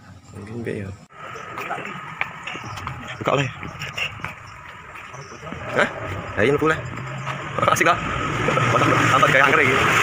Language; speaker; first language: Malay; non-native, local second language; Javanese